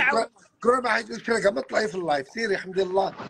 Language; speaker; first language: Arabic; native; Arabic